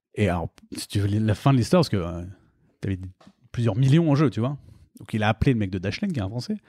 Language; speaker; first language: French; native; French